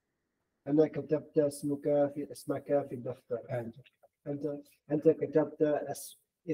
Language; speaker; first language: Arabic; non-native, learner; English